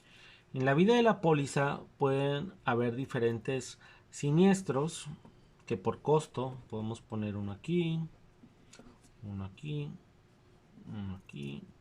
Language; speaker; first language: Spanish; native; Spanish